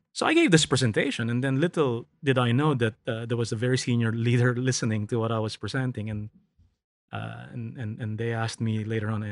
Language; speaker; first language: English; non-native, local second language; Filipino